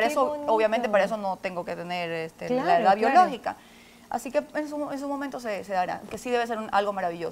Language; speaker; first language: Spanish; native; Spanish